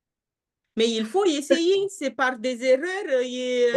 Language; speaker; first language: French; non-native, fluent; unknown